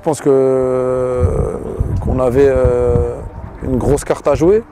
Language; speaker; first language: French; early bilingual, other home language; Arabic